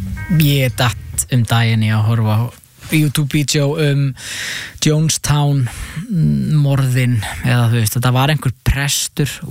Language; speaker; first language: Icelandic; native; Icelandic